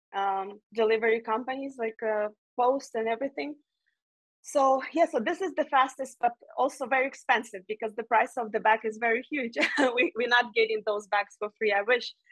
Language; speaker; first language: English; non-native, fluent; Ukrainian